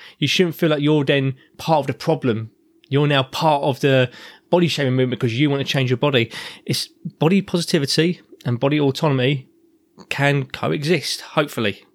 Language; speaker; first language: English; native; English